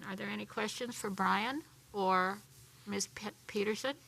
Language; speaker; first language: English; native; English